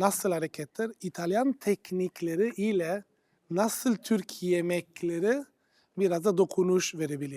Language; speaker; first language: Turkish; non-native, fluent; Italian